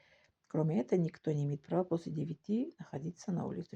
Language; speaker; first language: Russian; non-native, local second language; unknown